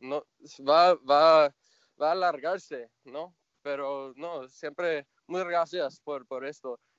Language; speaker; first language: Spanish; non-native, fluent; English